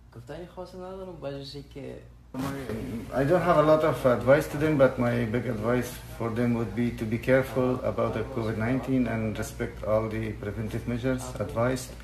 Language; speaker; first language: English; non-native, fluent; Persian